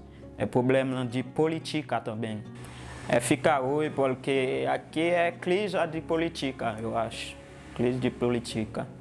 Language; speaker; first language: Portuguese; non-native, learner; Haitian Creole